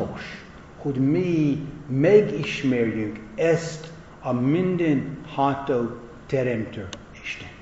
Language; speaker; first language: Hungarian; non-native, fluent; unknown